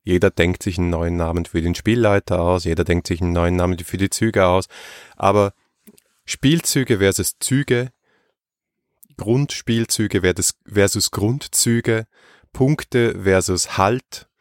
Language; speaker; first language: German; native; German